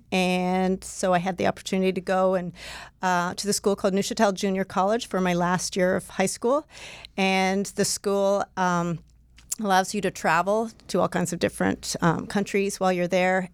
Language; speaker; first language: English; native; English